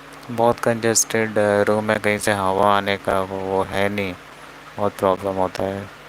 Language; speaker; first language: Hindi; non-native, local second language; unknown